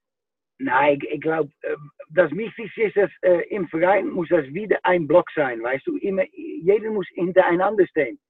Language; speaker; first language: German; non-native, fluent; Dutch